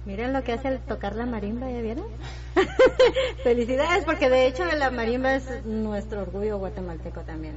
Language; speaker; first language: Spanish; native; Spanish